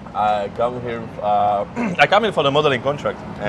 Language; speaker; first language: English; non-native, fluent; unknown